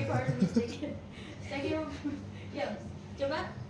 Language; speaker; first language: English; non-native, fluent; Indonesian